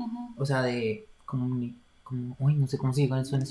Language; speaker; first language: Spanish; native; Spanish